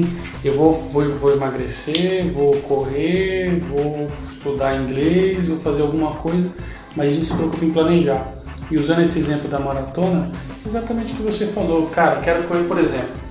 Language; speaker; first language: Portuguese; native; Portuguese